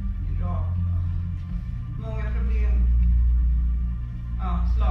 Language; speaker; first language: Swedish; non-native, learner; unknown